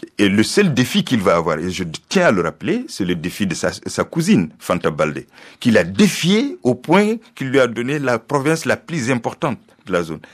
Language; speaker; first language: French; non-native, local second language; Fula